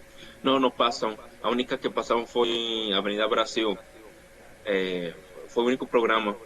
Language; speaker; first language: Portuguese; non-native, fluent; Spanish